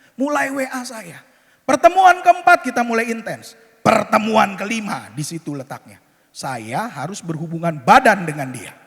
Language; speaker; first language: Indonesian; native; Indonesian